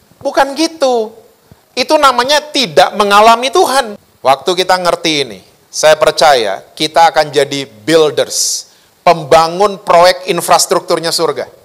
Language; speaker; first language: Indonesian; native; Indonesian